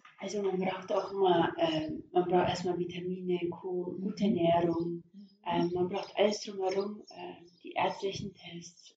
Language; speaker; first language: German; early bilingual, other home language; Croatian